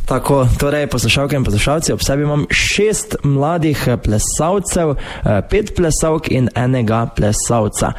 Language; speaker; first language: Slovenian; native; Slovenian